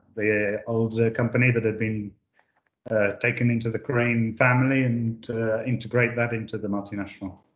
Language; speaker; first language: English; native; English